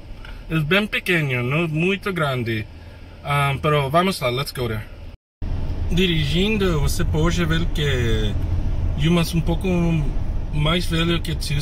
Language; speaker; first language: Portuguese; non-native, learner; English